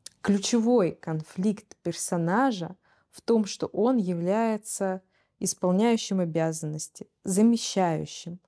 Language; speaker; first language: Russian; native; Russian